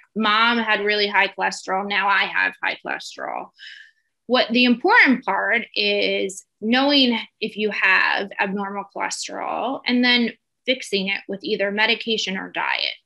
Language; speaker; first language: English; native; English